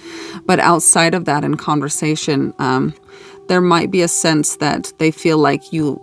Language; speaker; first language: English; native; English